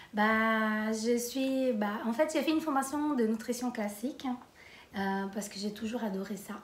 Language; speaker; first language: French; non-native, fluent; Portuguese